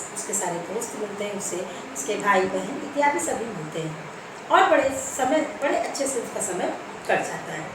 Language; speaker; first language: Hindi; native; Hindi